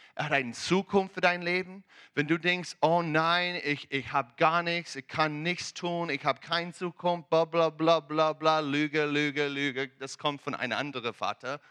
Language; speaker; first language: German; non-native, learner; English